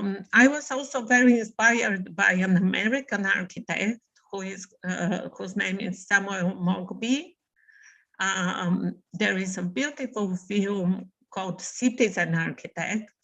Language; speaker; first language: English; non-native, fluent; Bulgarian